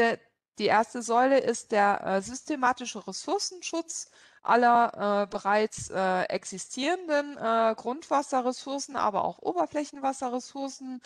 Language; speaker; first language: German; non-native, local second language; Luxembourgish